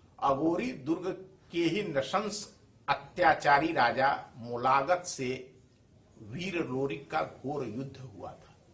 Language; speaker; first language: Hindi; native; Hindi